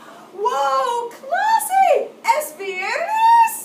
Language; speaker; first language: Spanish; non-native, fluent; English